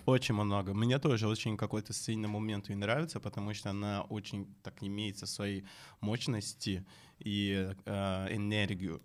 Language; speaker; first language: Russian; non-native, fluent; Portuguese